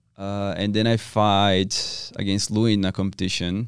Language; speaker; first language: English; non-native, learner; Portuguese